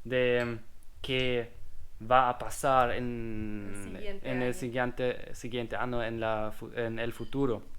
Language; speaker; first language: Spanish; non-native, learner; German